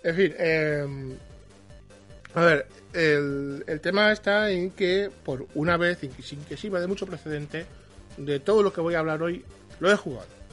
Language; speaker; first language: Spanish; native; Spanish